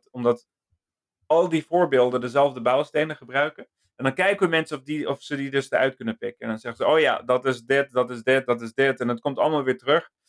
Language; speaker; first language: Dutch; native; Dutch